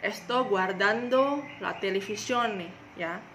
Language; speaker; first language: Italian; non-native, learner; Indonesian